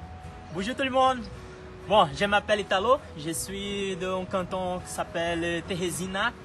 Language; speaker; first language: French; non-native, learner; Portuguese